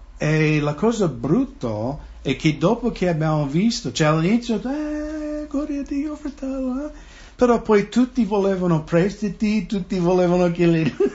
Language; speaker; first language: Italian; non-native, fluent; English